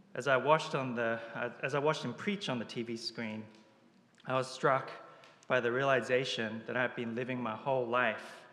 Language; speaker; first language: English; early bilingual, other home language; Japanese